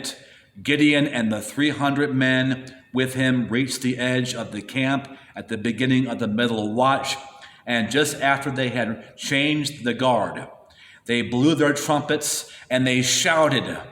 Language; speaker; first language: English; native; English